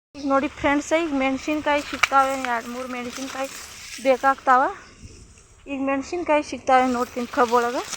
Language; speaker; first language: Kannada; native; Kannada